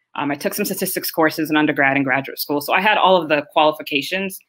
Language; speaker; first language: English; early bilingual, other home language; Haitian Creole